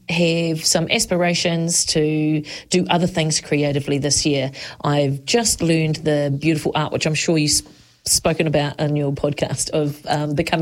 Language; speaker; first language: English; native; English